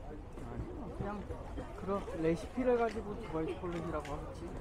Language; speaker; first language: Korean; native; Korean